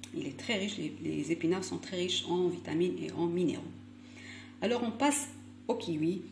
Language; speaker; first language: French; non-native, local second language; Arabic